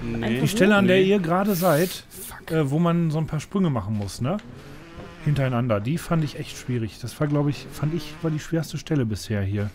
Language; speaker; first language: German; native; German